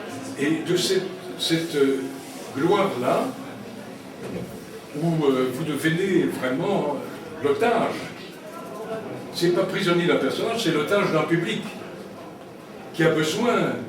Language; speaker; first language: French; native; French